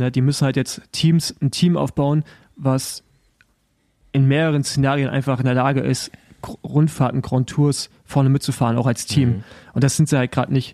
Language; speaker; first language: German; native; German